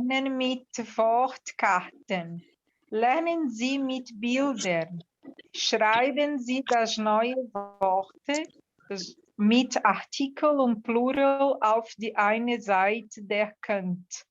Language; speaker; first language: German; non-native, learner; Portuguese